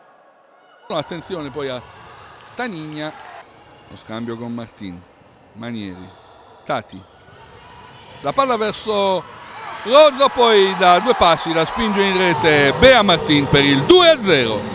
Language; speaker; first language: Italian; native; Italian